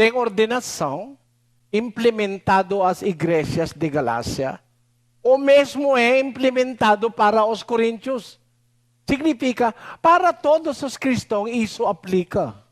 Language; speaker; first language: Portuguese; non-native, learner; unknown